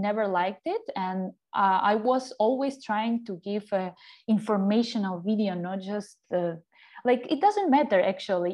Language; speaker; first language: English; non-native, fluent; Ukrainian